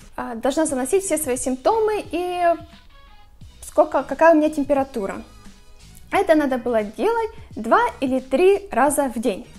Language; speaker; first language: Russian; native; Russian